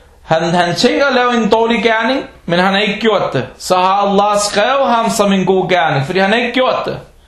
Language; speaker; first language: Danish; early bilingual, other home language; Arabic